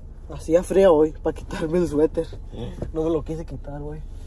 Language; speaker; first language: Spanish; early bilingual, heritage; Spanish